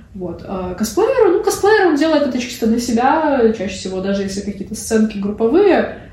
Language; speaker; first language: Russian; non-native, local second language; Belarusian